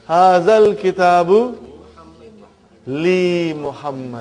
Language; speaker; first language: Arabic; non-native, fluent; Urdu